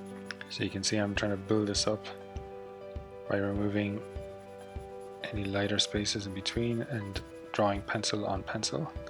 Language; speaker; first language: English; native; English